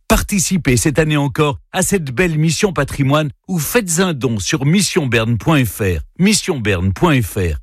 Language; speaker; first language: French; native; French